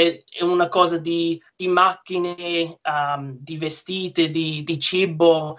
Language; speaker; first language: Italian; early bilingual, heritage; English